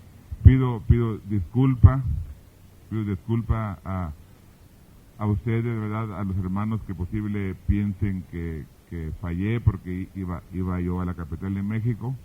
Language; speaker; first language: Spanish; early bilingual, heritage; Spanish